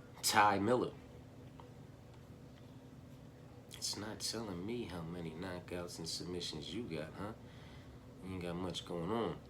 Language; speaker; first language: English; native; English